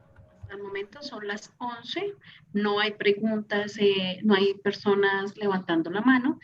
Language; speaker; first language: Spanish; native; Spanish